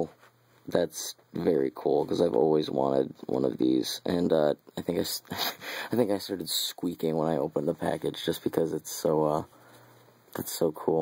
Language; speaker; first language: English; native; English